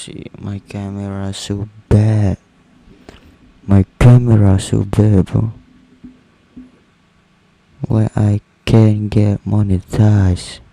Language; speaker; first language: English; non-native, learner; Indonesian